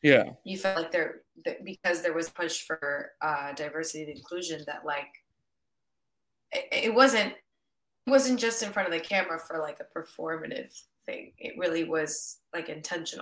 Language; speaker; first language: English; early bilingual, other home language; Spanish